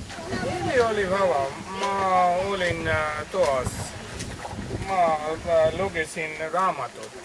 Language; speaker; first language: Estonian; non-native, learner; Bangla